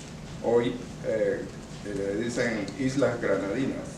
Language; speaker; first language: Spanish; non-native, local second language; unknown